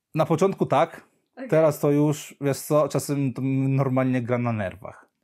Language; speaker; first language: Polish; non-native, fluent; Italian